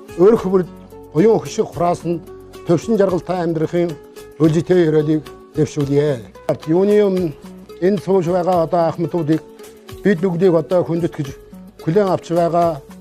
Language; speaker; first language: Mongolian; non-native, local second language; Kazakh